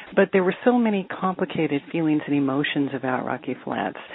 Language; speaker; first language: English; native; English